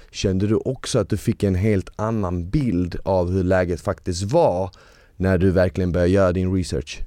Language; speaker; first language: Swedish; early bilingual, other home language; Bosnian